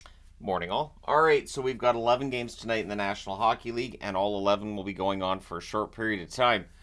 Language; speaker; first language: English; native; English